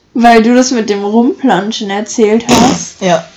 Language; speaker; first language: German; native; German